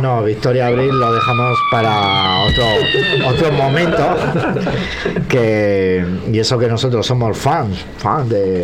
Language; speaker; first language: Spanish; native; Spanish